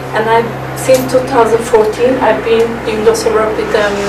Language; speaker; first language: English; non-native, fluent; Turkish